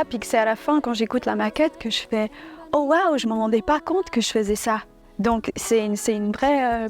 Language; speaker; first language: French; early bilingual, other home language; English